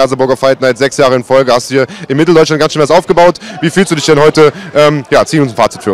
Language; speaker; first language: German; native; German